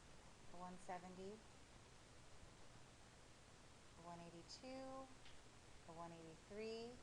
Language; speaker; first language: English; native; English